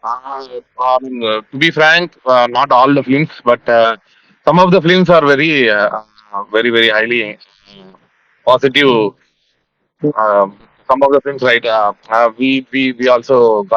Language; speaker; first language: English; non-native, local second language; Tamil